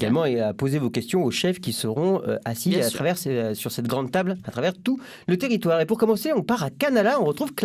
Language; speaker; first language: French; native; French